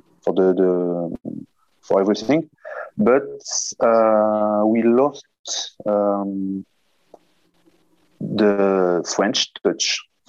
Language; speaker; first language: English; non-native, learner; French